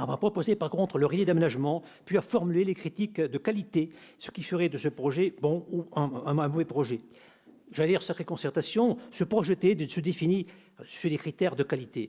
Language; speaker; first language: French; native; French